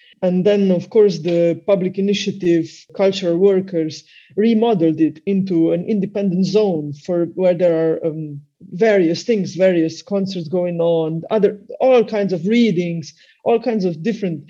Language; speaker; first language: English; non-native, fluent; Slovenian